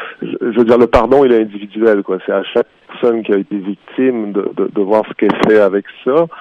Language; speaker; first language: French; native; French